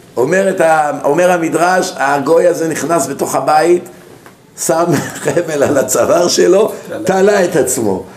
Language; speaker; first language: Hebrew; native; Hebrew